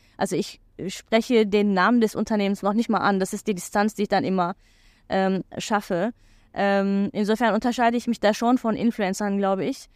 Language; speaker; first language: German; non-native, fluent; Turkish